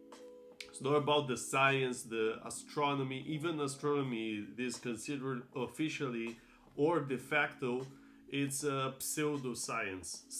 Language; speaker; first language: English; non-native, fluent; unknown